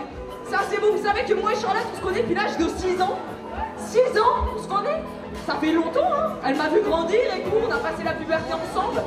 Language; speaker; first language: French; native; French